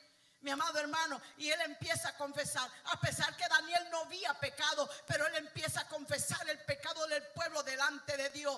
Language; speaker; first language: Spanish; native; Spanish